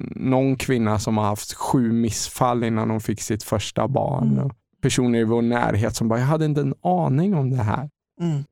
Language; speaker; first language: Swedish; native; Swedish